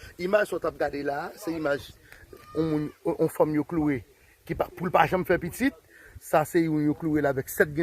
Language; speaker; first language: Haitian Creole; native; Haitian Creole